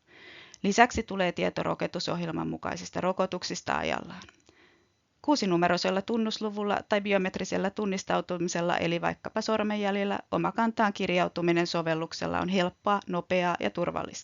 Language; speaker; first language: Finnish; native; Finnish